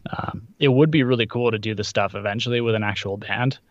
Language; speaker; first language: English; early bilingual, other home language; Russian